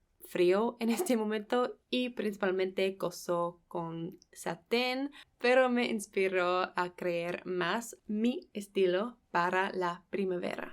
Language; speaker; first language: Spanish; non-native, fluent; English